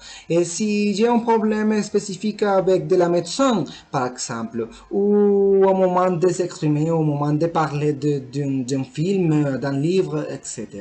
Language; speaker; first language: French; non-native, learner; Spanish